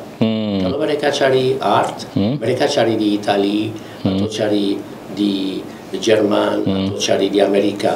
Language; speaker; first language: Indonesian; non-native, learner; Italian